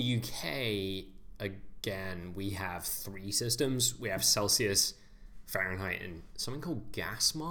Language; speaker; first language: English; native; English